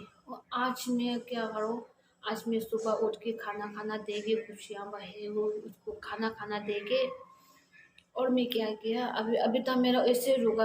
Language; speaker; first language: Hindi; non-native, learner; Tibetan